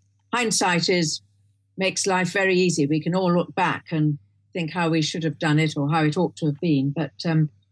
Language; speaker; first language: English; native; English